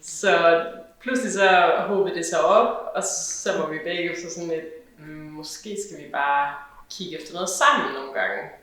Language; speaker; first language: Danish; native; Danish